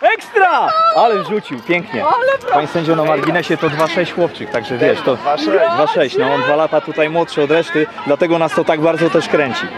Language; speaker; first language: Polish; native; Polish